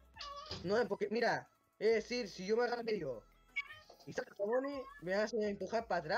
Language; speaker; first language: Spanish; native; Spanish